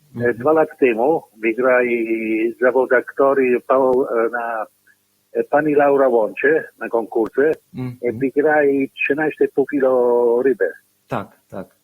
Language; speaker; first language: Polish; non-native, learner; Italian